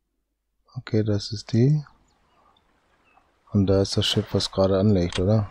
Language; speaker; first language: German; native; German